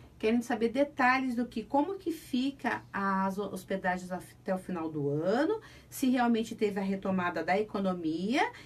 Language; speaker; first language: Portuguese; native; Portuguese